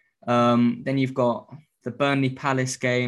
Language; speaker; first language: English; native; English